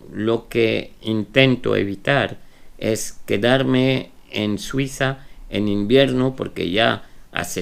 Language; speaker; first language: Spanish; non-native, fluent; French